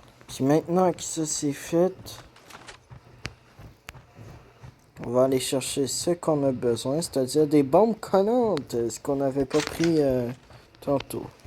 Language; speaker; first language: French; native; French